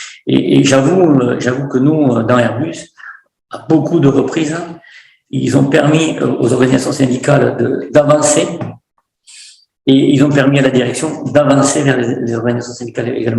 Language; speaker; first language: French; native; French